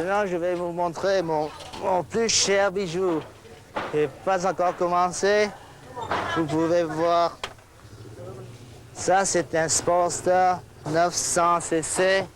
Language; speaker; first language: French; non-native, fluent; Vietnamese